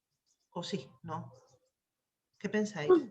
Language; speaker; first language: Spanish; native; Spanish